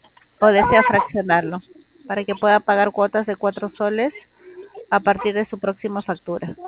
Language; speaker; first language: Spanish; native; Spanish